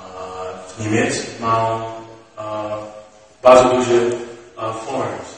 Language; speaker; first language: Polish; non-native, learner; English